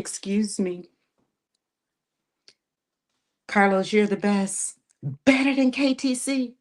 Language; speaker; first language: English; native; English